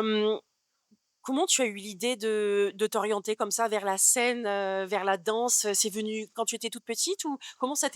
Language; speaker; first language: French; native; French